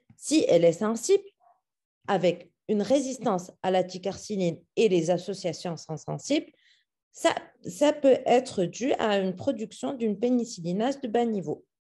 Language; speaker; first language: French; non-native, local second language; Arabic